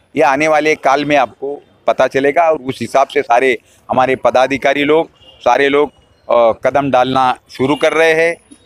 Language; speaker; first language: Hindi; non-native, local second language; Marathi